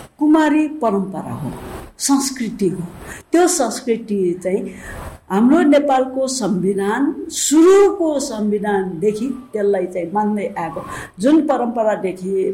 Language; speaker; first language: Nepali; non-native, local second language; Newari